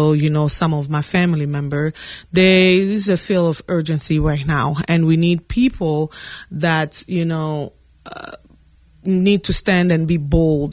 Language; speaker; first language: English; non-native, fluent; French